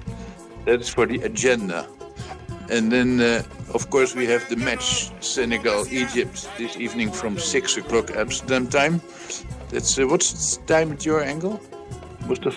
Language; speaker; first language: English; non-native, fluent; Dutch